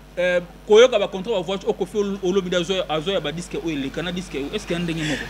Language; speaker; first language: Lingala; native; Lingala